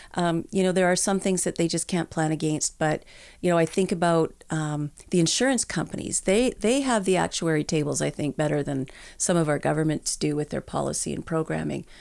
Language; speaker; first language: English; native; English